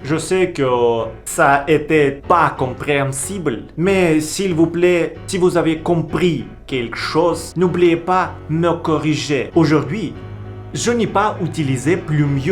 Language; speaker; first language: French; non-native, learner; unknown